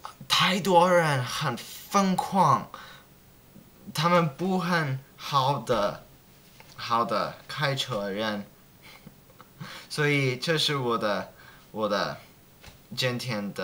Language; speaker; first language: Chinese; non-native, learner; English